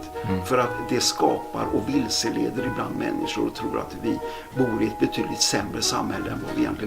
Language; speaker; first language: Swedish; native; Swedish